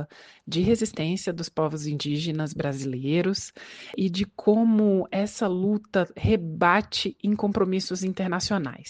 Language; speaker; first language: Portuguese; native; Portuguese